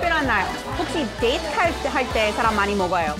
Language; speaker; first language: Korean; non-native, fluent; English